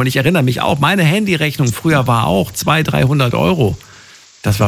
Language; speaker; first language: German; native; German